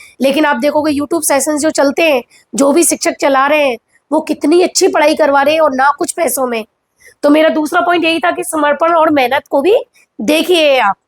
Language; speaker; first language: Hindi; native; Hindi